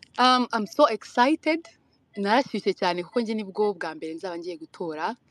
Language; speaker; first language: Kinyarwanda; native; Kinyarwanda